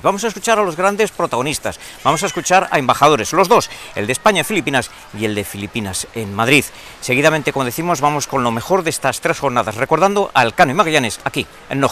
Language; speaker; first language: Spanish; native; Spanish